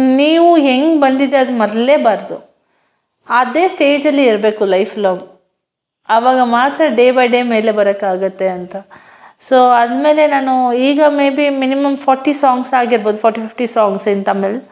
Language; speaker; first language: Kannada; non-native, local second language; Hindi